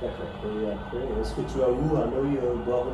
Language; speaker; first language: French; non-native, fluent; Bangla